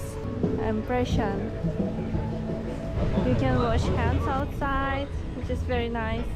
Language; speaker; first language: English; non-native, fluent; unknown